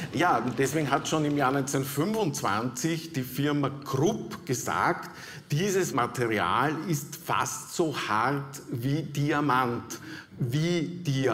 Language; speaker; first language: German; native; German